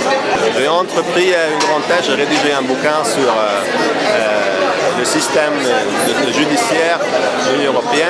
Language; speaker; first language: French; non-native, fluent; Hungarian